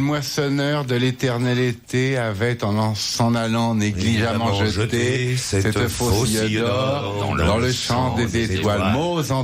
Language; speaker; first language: French; native; French